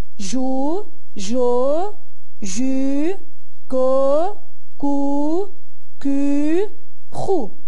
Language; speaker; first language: French; non-native, local second language; Arabic